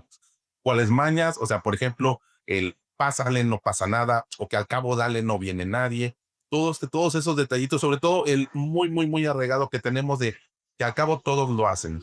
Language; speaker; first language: Spanish; native; Spanish